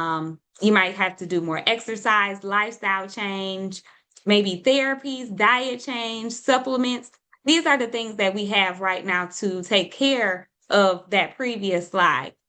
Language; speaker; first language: English; native; English